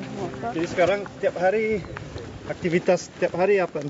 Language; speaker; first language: Indonesian; non-native, fluent; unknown